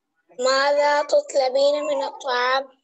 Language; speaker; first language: Arabic; non-native, learner; Urdu